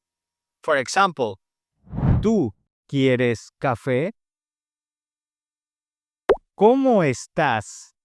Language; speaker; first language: Spanish; non-native, fluent; English